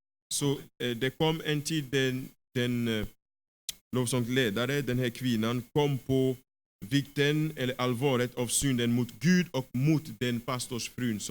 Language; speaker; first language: Swedish; non-native, fluent; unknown